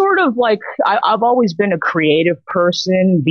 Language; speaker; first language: English; native; English